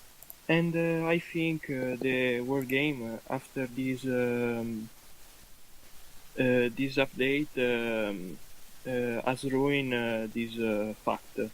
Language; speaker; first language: English; non-native, learner; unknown